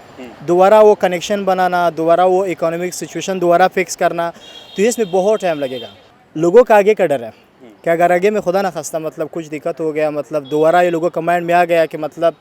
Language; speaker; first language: Hindi; non-native, learner; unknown